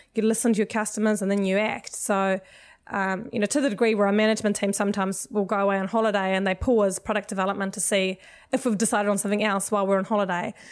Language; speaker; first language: English; non-native, fluent; Swedish